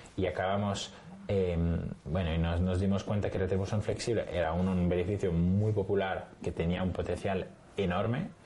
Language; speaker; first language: Spanish; non-native, fluent; French